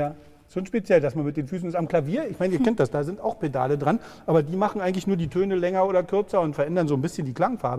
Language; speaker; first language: German; native; German